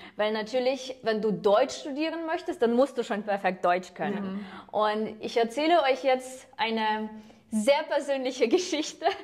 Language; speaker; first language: German; non-native, fluent; Ukrainian